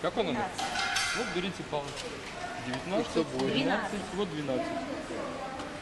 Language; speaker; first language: Russian; non-native, learner; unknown